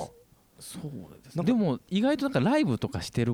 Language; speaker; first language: Japanese; native; Japanese